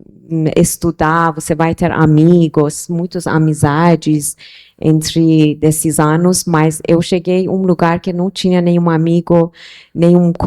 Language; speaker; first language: Portuguese; non-native, fluent; Persian